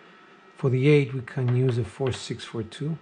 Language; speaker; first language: English; non-native, fluent; Greek